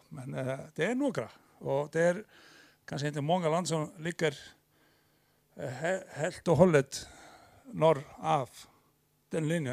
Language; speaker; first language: Swedish; non-native, fluent; Icelandic